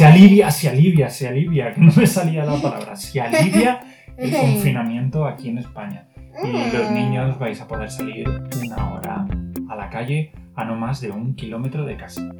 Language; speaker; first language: Spanish; native; Spanish